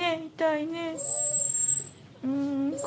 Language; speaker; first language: Japanese; native; Japanese